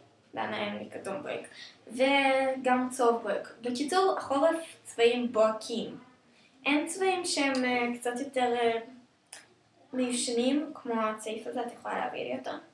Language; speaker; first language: Hebrew; native; Hebrew